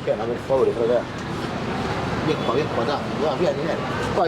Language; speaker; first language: Italian; native; Italian